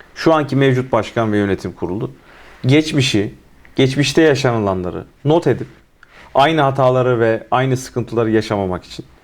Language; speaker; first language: Turkish; native; Turkish